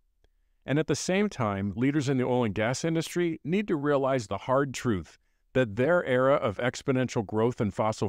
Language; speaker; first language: English; native; English